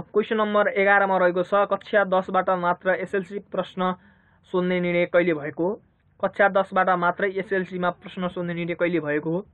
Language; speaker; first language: Nepali; native; Nepali